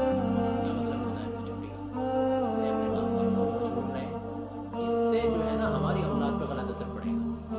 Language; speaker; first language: Urdu; native; Urdu